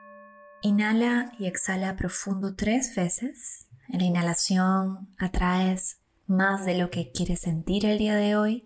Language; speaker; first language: Spanish; native; Spanish